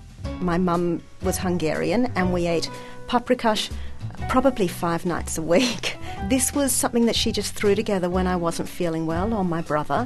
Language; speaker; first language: English; native; English